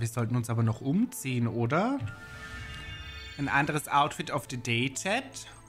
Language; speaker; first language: German; native; German